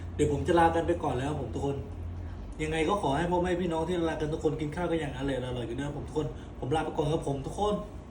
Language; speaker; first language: Thai; non-native, local second language; Northern Khmer